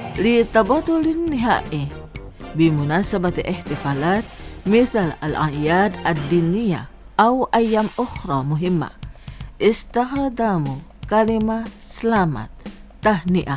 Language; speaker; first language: Arabic; non-native, fluent; Indonesian